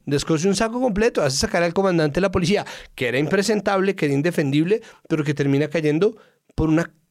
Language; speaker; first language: Spanish; native; Spanish